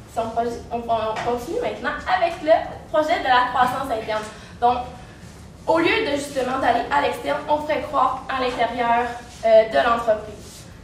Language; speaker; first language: French; native; French